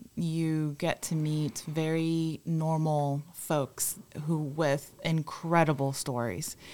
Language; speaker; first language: English; non-native, fluent; Spanish